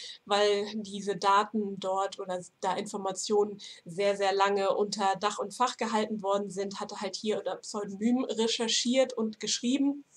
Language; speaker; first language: German; native; German